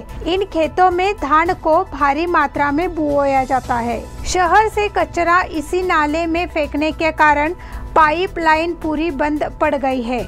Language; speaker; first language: Hindi; non-native, local second language; Marathi